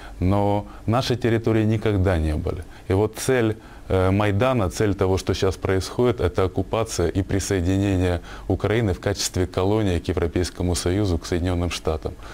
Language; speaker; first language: Russian; native; Russian